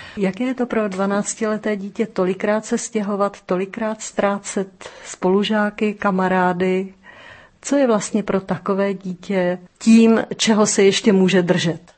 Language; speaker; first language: Czech; native; Czech